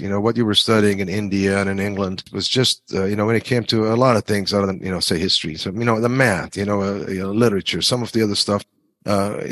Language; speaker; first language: English; non-native, fluent; Persian